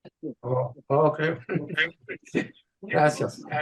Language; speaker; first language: Spanish; non-native, fluent; French